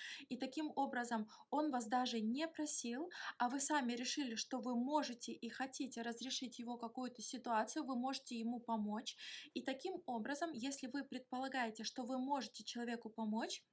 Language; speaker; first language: Russian; native; Russian